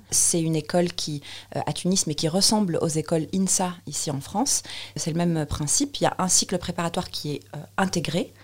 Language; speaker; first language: French; non-native, local second language; Arabic